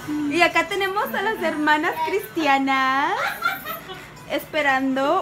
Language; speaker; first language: Spanish; early bilingual, other home language; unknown